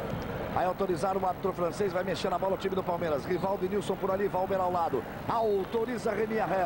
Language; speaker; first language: Portuguese; native; Portuguese